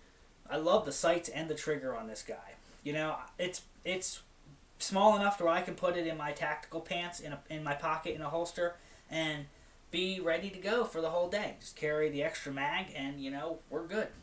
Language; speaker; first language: English; native; English